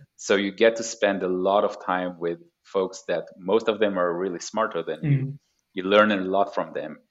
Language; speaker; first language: English; non-native, fluent; Hebrew